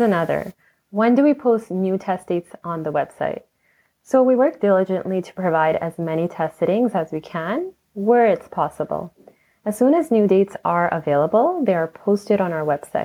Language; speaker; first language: English; native; English